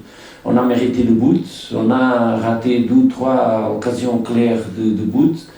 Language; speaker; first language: French; non-native, fluent; Portuguese